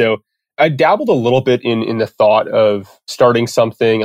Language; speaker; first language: English; native; English